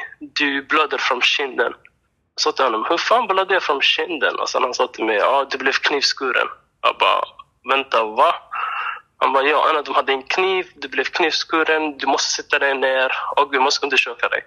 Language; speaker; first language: Swedish; non-native, fluent; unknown